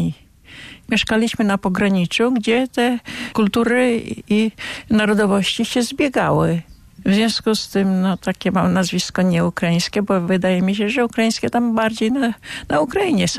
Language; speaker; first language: Polish; non-native, local second language; Ukrainian